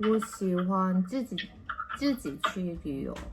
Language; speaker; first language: Chinese; non-native, learner; Korean